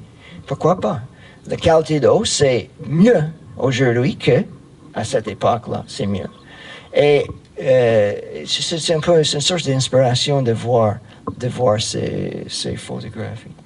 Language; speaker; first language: French; non-native, fluent; English